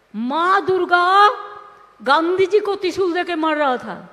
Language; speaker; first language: Hindi; non-native, local second language; Bangla